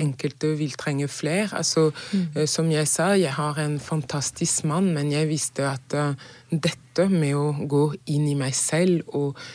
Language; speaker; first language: Norwegian; non-native, fluent; French